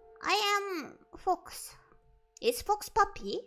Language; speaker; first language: English; non-native, learner; Japanese